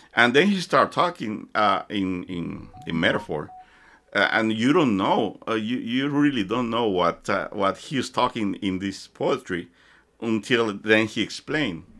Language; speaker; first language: English; non-native, fluent; Spanish